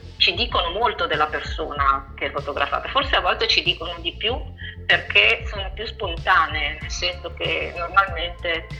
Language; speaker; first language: Italian; native; Italian